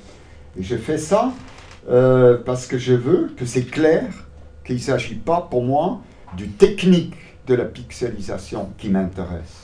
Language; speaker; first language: French; non-native, local second language; German